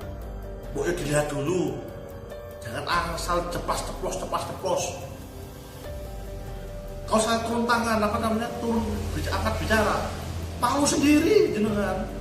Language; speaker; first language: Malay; non-native, local second language; Javanese